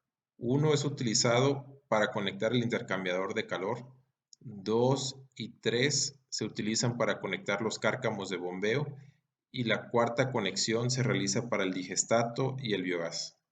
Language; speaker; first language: Spanish; native; Spanish